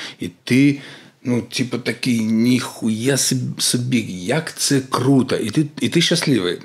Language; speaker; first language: Ukrainian; native; Ukrainian